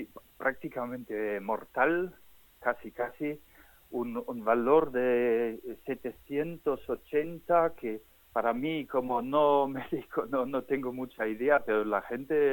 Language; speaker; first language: Spanish; non-native, fluent; German